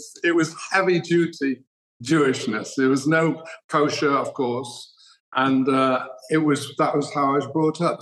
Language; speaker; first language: English; native; English